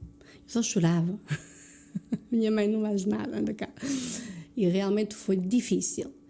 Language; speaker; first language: Portuguese; early bilingual, other home language; French